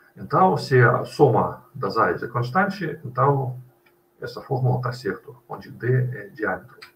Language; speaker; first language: Portuguese; non-native, fluent; Russian